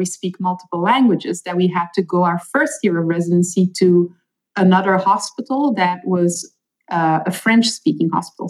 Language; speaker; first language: English; non-native, fluent; Dutch